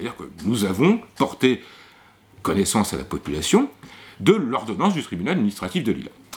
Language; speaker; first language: French; native; French